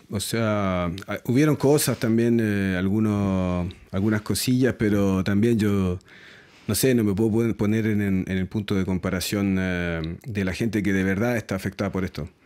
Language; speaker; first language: Spanish; native; Spanish